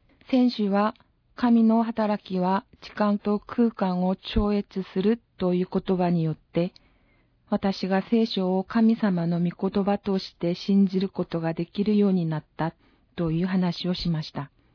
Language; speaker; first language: Japanese; non-native, fluent; Korean